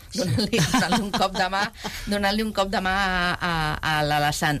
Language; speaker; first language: Catalan; native; Catalan